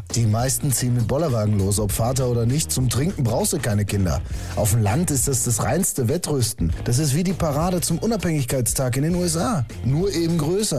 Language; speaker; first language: German; native; German